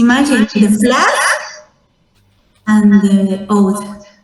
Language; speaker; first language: English; non-native, fluent; Spanish